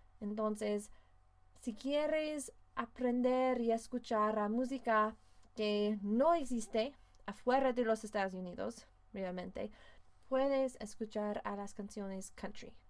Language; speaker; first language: Spanish; non-native, fluent; English